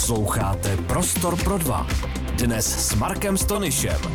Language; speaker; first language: Czech; native; Czech